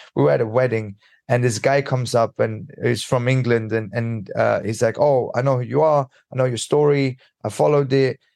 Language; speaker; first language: English; early bilingual, other home language; Swedish